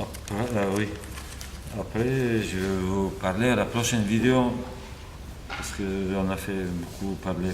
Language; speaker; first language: French; non-native, fluent; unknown